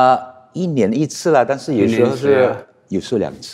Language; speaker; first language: Chinese; non-native, fluent; Indonesian